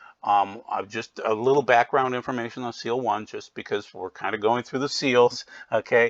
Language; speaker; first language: English; native; English